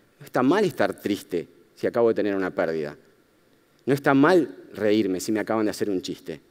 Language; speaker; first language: Spanish; native; Spanish